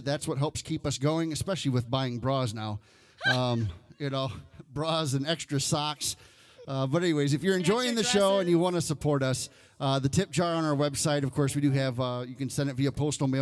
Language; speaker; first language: English; native; English